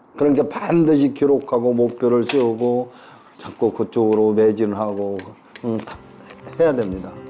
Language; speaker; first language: Korean; native; Korean